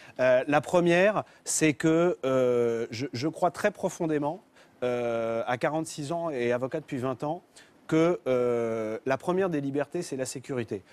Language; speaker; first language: French; native; French